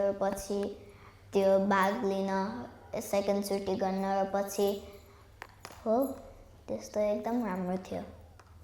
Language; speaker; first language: Nepali; early bilingual, heritage; Nepali